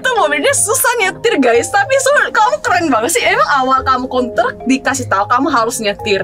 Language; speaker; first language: Indonesian; non-native, fluent; Korean